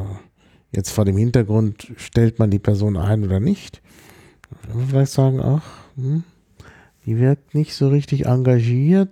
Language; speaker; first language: German; native; German